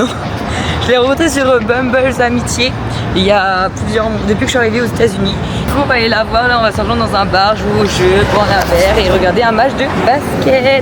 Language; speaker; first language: French; native; French